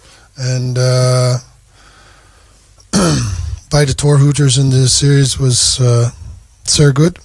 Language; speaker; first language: German; non-native, learner; English